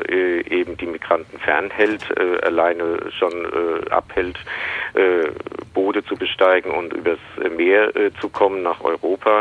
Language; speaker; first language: German; native; German